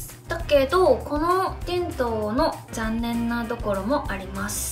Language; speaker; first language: Japanese; non-native, fluent; Korean